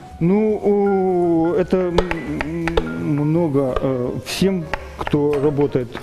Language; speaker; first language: Russian; native; Russian